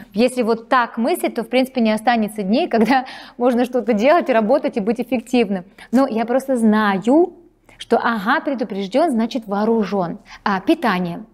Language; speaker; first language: Russian; native; Russian